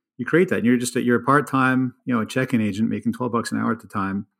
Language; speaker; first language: English; native; English